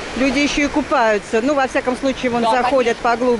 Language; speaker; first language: Russian; native; Russian